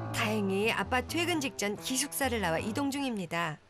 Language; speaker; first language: Korean; native; Korean